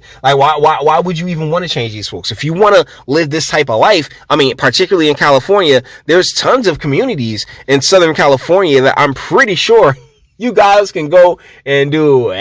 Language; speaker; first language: English; native; English